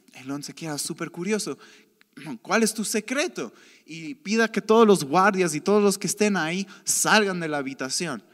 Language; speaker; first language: Spanish; native; Spanish